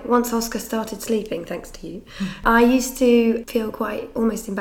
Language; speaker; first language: English; native; English